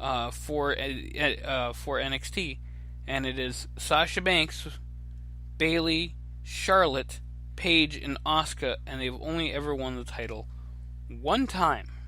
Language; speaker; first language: English; native; English